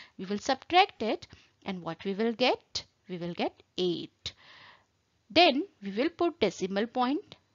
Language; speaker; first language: English; non-native, local second language; Hindi